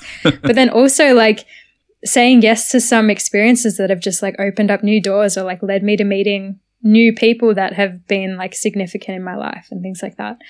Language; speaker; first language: English; native; English